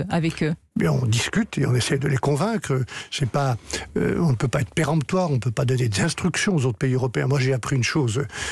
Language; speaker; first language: French; native; French